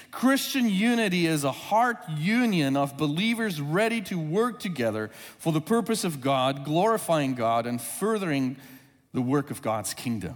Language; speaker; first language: English; non-native, local second language; Afrikaans